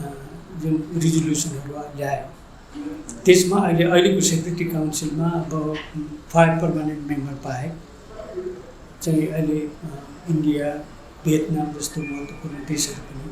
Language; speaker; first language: Nepali; native; Nepali